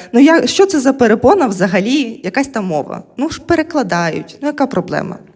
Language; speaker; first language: Ukrainian; non-native, local second language; Russian